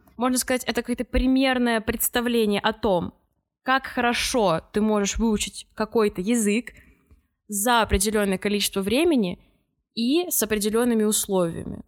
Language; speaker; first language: Russian; native; Russian